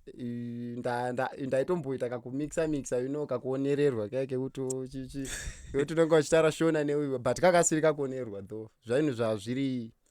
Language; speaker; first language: Shona; native; Shona